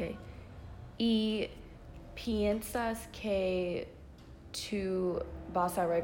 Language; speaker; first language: Spanish; non-native, learner; English